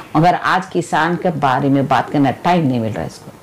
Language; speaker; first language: Hindi; non-native, local second language; Telugu